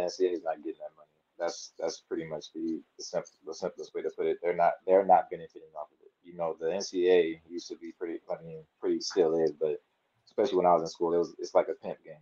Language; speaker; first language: English; native; English